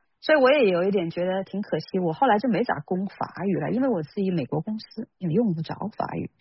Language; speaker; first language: Chinese; native; Chinese